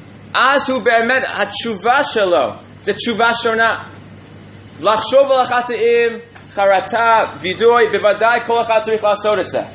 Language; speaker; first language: Hebrew; non-native, fluent; English